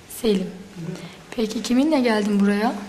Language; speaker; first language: Turkish; native; Turkish